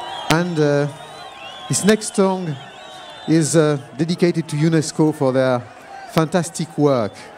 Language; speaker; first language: English; non-native, fluent; French